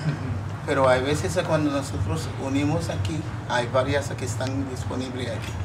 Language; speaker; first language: Spanish; non-native, learner; Haitian Creole